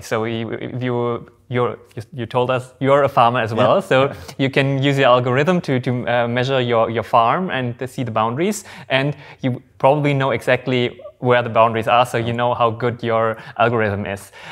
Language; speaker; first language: English; non-native, fluent; German